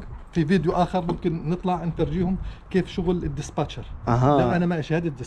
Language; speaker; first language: Arabic; native; Arabic